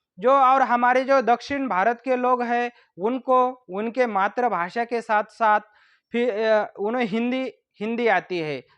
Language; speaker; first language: Hindi; non-native, local second language; Marathi